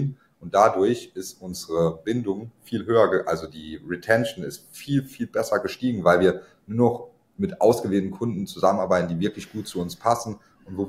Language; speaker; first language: German; native; German